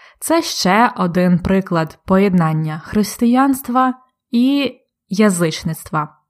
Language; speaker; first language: Ukrainian; native; Ukrainian